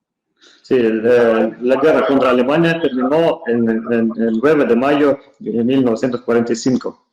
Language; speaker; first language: Spanish; non-native, fluent; Russian